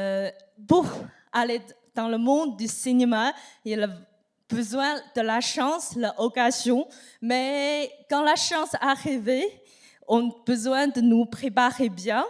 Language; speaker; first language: French; non-native, learner; Chinese